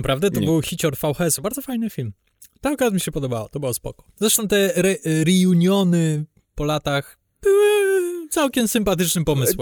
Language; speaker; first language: Polish; native; Polish